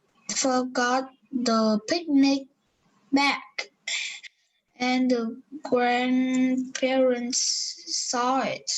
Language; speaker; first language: English; non-native, learner; Vietnamese